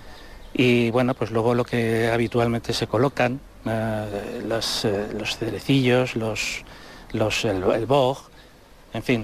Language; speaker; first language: Spanish; native; Spanish